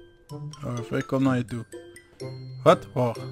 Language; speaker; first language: Dutch; native; Dutch